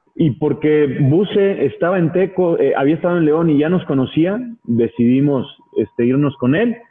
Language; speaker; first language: Spanish; native; Spanish